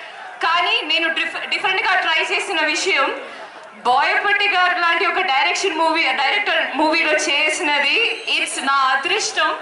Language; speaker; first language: Telugu; non-native, fluent; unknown